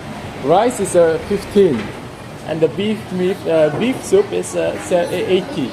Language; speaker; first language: English; non-native, learner; Mongolian